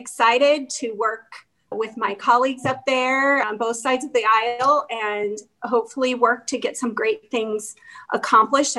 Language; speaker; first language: English; native; English